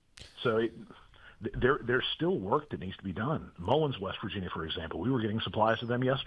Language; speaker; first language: English; native; English